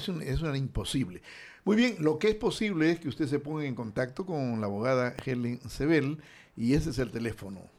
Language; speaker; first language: Spanish; native; Spanish